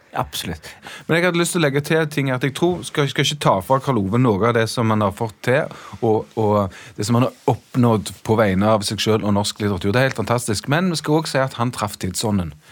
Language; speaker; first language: Norwegian; native; Norwegian